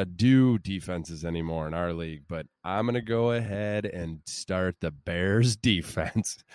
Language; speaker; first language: English; native; English